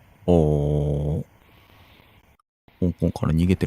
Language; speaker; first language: Japanese; native; Japanese